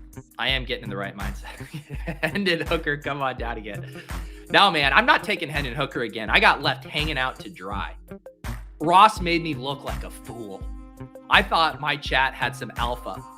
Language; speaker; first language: English; native; English